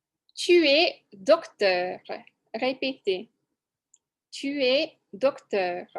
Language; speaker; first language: French; non-native, fluent; English